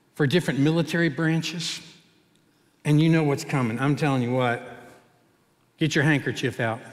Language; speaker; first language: English; native; English